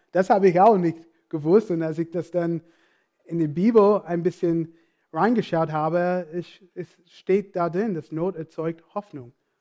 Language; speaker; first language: German; non-native, fluent; English